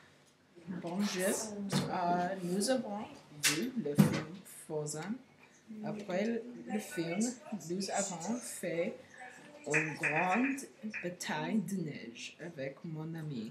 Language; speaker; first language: French; non-native, learner; English